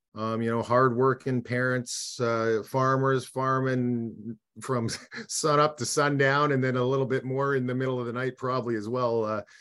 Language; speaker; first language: English; native; English